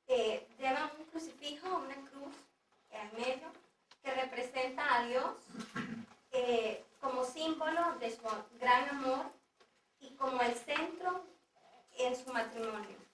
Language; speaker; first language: Spanish; native; Spanish